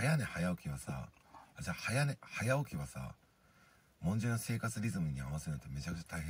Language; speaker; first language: Japanese; native; Japanese